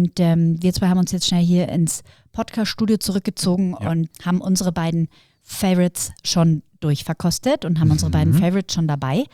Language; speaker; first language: German; native; German